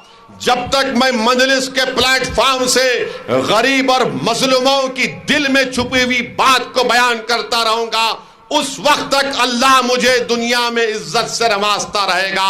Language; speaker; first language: Urdu; native; Urdu